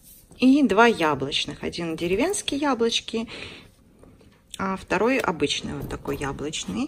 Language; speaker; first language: Russian; native; Russian